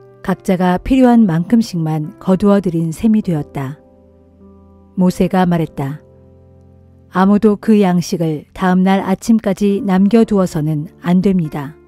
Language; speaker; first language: Korean; native; Korean